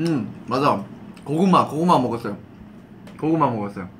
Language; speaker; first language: Korean; non-native, fluent; English